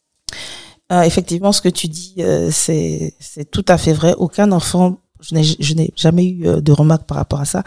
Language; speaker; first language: French; native; French